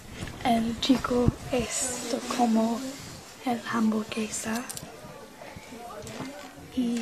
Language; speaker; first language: Spanish; non-native, learner; English